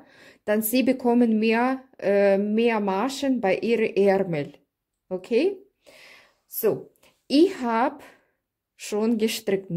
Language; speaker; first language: German; non-native, learner; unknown